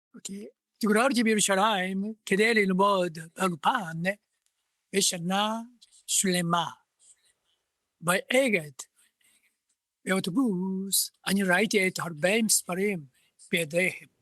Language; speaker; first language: Hebrew; non-native, learner; Japanese